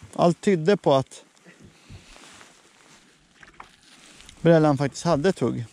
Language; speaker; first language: Swedish; native; Swedish